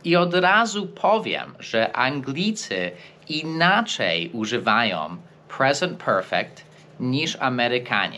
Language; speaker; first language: Polish; non-native, fluent; English